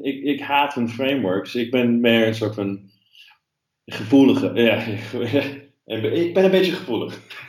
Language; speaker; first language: Dutch; non-native, fluent; English